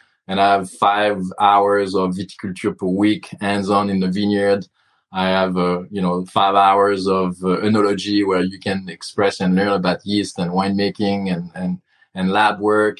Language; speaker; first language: English; non-native, fluent; French